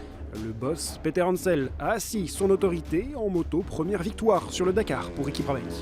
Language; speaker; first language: French; native; French